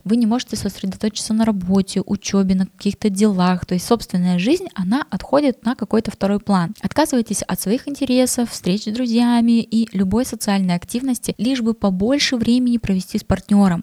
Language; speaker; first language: Russian; native; Russian